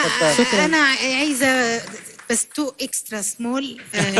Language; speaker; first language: Arabic; native; Arabic